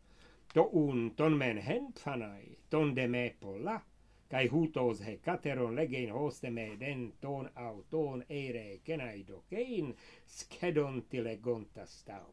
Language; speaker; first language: Greek; non-native, fluent; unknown